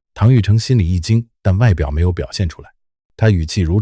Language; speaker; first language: Chinese; native; Chinese